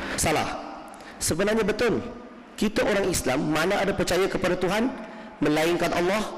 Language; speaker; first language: Malay; non-native, local second language; Min Nan Chinese